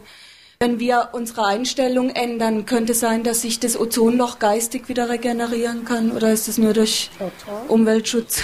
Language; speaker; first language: German; native; German